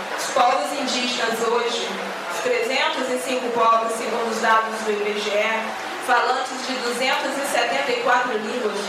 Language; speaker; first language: Portuguese; native; Portuguese